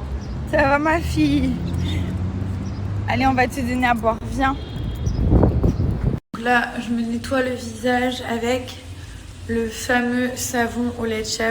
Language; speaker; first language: French; native; French